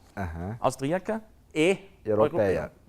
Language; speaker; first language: Portuguese; non-native, learner; German